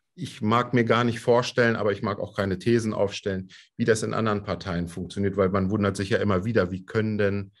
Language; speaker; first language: German; native; German